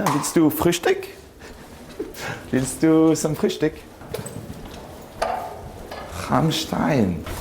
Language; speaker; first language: German; non-native, learner; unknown